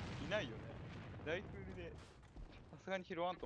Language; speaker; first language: Japanese; native; Japanese